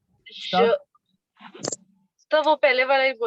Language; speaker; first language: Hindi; native; Hindi